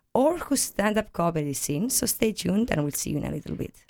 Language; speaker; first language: English; non-native, fluent; Greek